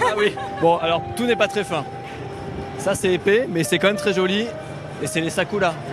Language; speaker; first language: French; native; French